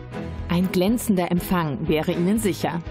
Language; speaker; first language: German; native; German